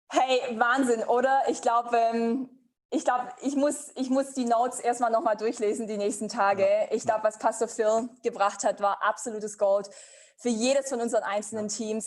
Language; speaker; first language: German; native; German